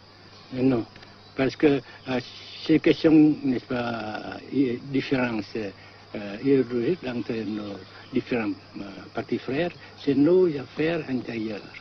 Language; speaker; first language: French; non-native, fluent; Vietnamese